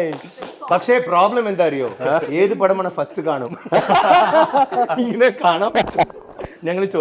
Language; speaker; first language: Malayalam; non-native, fluent; Tamil